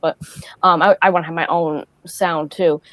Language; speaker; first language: English; native; English